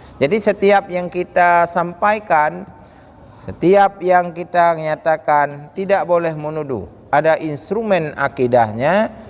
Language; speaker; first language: Malay; non-native, local second language; Achinese